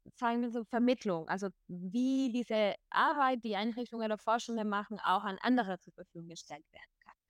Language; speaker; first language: German; non-native, fluent; Spanish